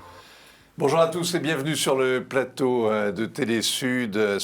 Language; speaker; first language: French; native; French